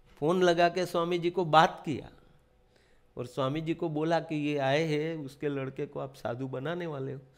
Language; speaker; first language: Hindi; non-native, local second language; Gujarati